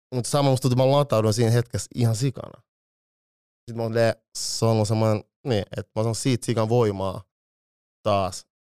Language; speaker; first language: Finnish; early bilingual, other home language; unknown